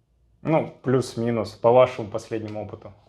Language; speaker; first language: Russian; native; Russian